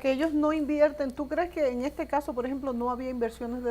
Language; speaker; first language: Spanish; native; Spanish